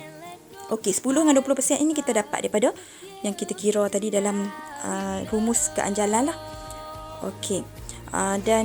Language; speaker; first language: Malay; native; Malay